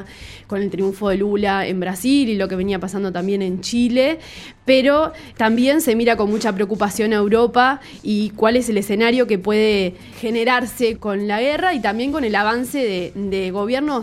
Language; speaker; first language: Spanish; native; Spanish